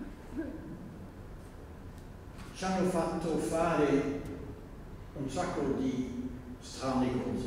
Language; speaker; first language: Italian; non-native, fluent; Dutch